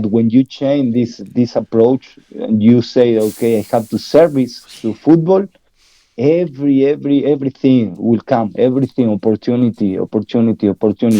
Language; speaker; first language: English; non-native, learner; Spanish